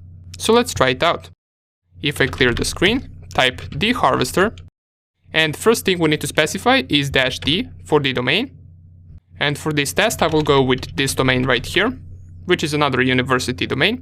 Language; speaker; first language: English; non-native, fluent; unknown